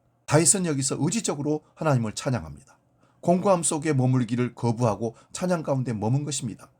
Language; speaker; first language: Korean; native; Korean